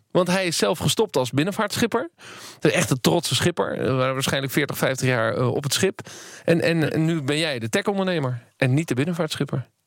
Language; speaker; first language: Dutch; native; Dutch